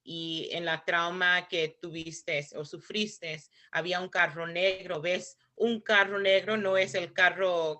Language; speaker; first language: Spanish; early bilingual, heritage; Spanish